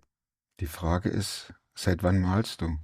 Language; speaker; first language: German; native; German